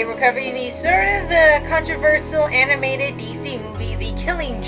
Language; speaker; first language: English; native; English